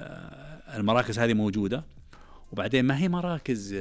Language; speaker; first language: Arabic; native; Arabic